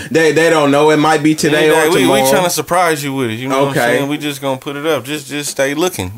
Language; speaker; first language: English; native; English